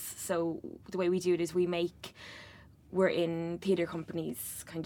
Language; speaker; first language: English; native; English